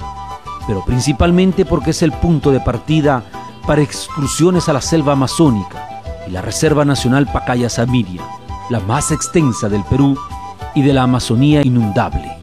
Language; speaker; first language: Spanish; native; Spanish